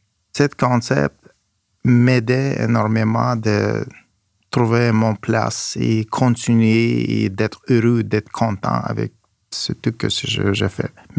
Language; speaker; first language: French; non-native, fluent; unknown